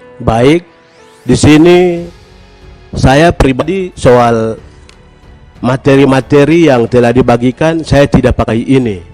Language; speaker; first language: Indonesian; non-native, local second language; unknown